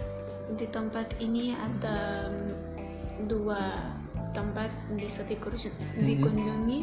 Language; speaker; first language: Indonesian; non-native, learner; Arabic